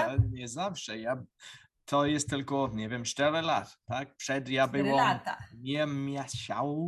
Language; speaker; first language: Polish; non-native, learner; English